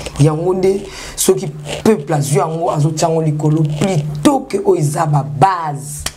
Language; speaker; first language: Lingala; native; Lingala